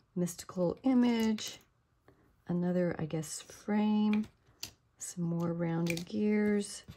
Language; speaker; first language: English; native; English